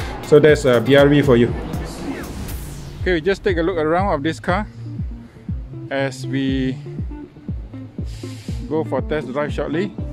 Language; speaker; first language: English; non-native, local second language; Malay